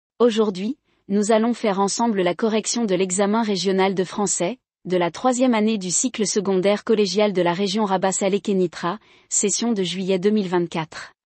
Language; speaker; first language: French; non-native, local second language; Arabic